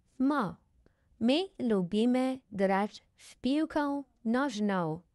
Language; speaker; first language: Polish; non-native, fluent; Persian